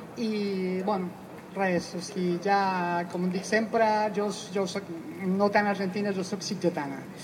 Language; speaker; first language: Catalan; non-native, learner; Spanish